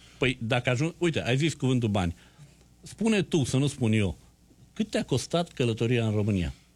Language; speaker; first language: Romanian; native; Romanian